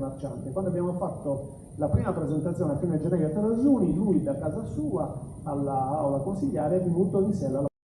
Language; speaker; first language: Italian; native; Italian